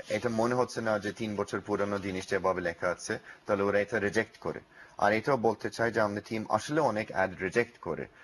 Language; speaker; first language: Bangla; non-native, learner; English